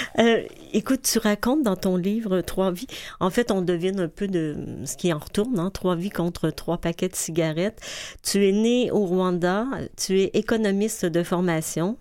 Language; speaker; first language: French; native; French